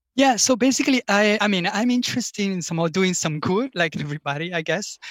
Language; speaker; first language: English; non-native, fluent; Italian